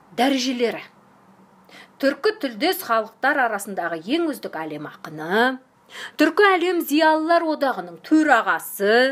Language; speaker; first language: Kazakh; native; Kazakh